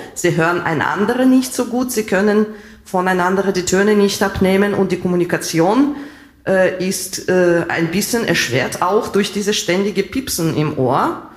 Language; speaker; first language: German; non-native, fluent; Russian